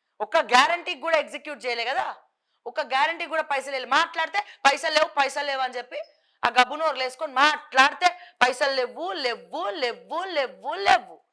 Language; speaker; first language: Telugu; native; Telugu